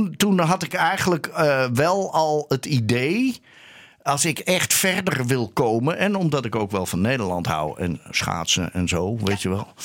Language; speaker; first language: Dutch; native; Dutch